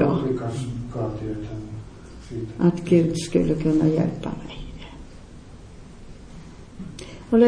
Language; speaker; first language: Swedish; non-native, fluent; Finnish